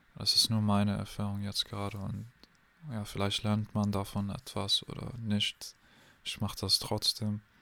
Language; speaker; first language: German; non-native, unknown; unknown